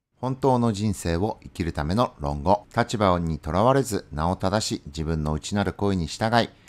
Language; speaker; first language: Japanese; native; Japanese